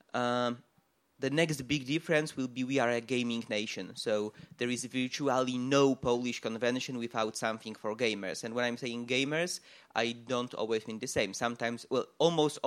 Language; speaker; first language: English; non-native, fluent; Polish